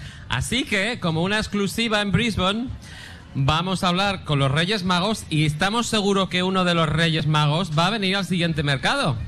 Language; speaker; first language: Spanish; native; Spanish